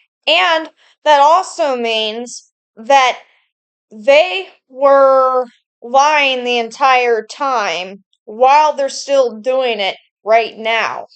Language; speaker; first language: English; native; English